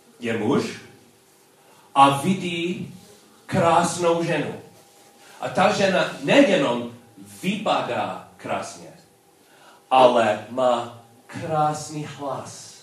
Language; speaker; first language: Czech; non-native, learner; English